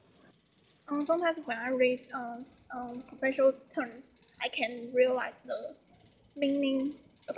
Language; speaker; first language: English; non-native, learner; Chinese